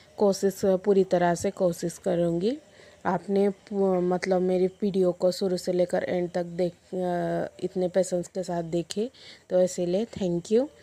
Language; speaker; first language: Hindi; non-native, local second language; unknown